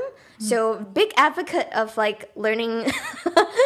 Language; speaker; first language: English; native; English